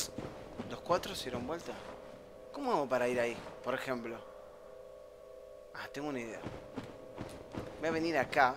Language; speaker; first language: Spanish; native; Spanish